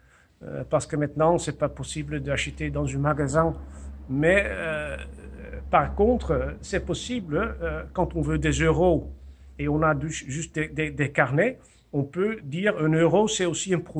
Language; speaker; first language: French; non-native, fluent; Dutch